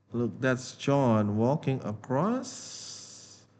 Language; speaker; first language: English; non-native, fluent; Indonesian